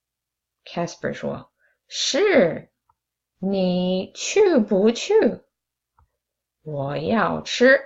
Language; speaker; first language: Chinese; non-native, fluent; English